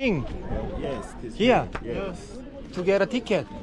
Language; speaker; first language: English; non-native, learner; Korean